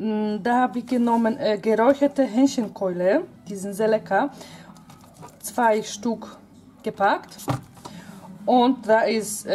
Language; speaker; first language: German; non-native, fluent; Polish